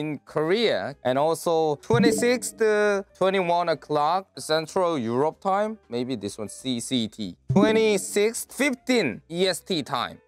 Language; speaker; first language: English; non-native, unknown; Korean